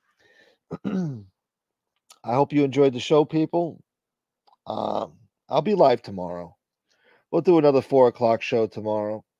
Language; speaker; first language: English; native; English